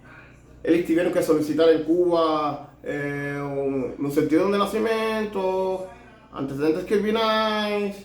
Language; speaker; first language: Portuguese; non-native, learner; Spanish